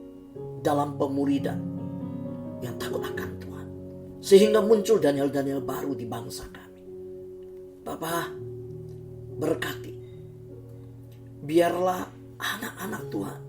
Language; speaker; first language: Indonesian; native; Indonesian